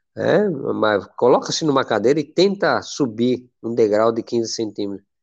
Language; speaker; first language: Portuguese; non-native, fluent; Spanish